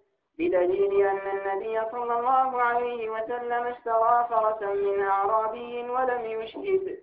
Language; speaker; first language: Arabic; native; Arabic